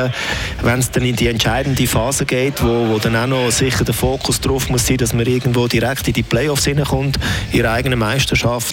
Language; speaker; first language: German; native; German